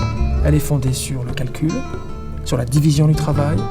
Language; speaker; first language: French; native; French